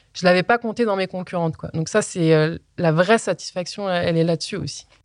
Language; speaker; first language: French; native; French